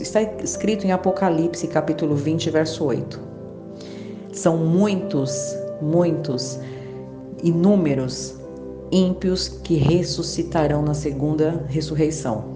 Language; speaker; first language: Portuguese; native; Portuguese